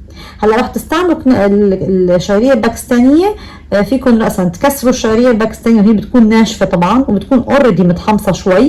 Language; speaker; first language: Arabic; native; Arabic